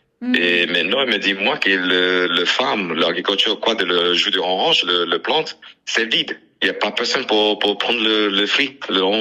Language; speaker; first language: French; non-native, learner; English